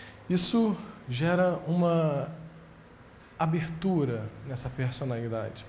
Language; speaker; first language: Portuguese; native; Portuguese